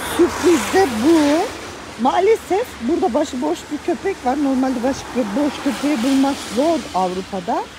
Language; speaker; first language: Turkish; native; Turkish